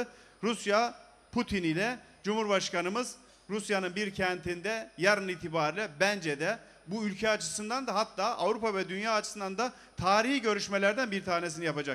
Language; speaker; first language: Turkish; native; Turkish